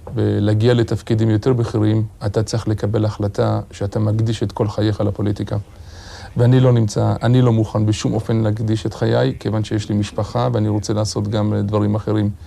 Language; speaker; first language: Hebrew; early bilingual, other home language; Arabic